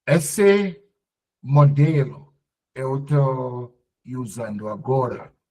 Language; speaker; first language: Portuguese; non-native, learner; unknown